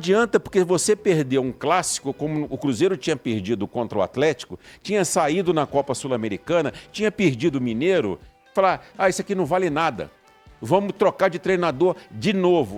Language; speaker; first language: Portuguese; native; Portuguese